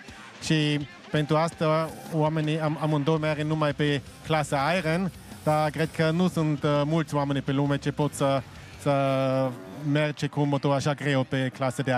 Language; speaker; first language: Romanian; non-native, learner; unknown